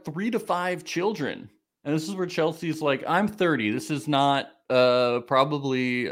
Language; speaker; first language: English; native; English